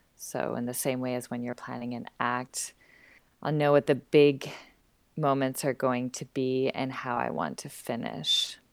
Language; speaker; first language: English; native; English